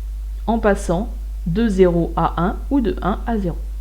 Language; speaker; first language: French; native; French